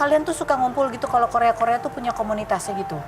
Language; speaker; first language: Indonesian; native; Indonesian